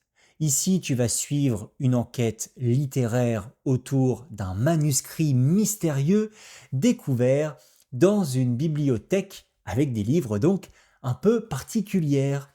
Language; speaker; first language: French; native; French